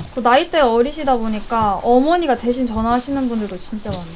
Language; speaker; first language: Korean; native; Korean